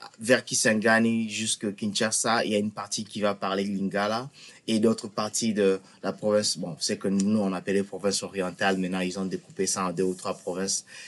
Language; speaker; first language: French; non-native, local second language; Lingala